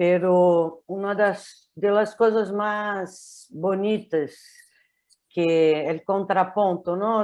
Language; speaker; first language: Spanish; non-native, learner; Portuguese